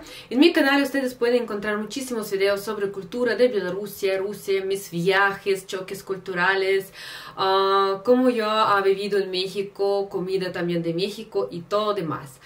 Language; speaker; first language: Spanish; non-native, fluent; Russian